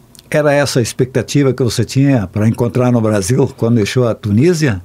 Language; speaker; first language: Portuguese; native; Portuguese